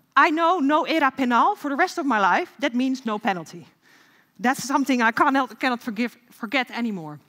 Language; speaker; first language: English; non-native, fluent; Dutch